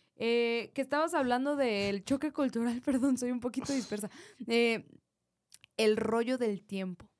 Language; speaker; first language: Spanish; native; Spanish